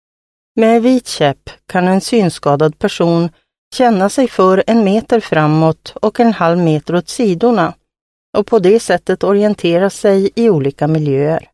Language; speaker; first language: Swedish; native; Swedish